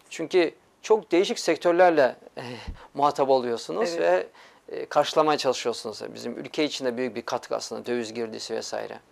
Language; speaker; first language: Turkish; early bilingual, heritage; Turkish